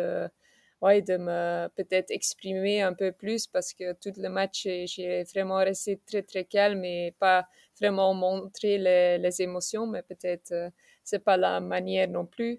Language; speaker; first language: French; non-native, local second language; Dutch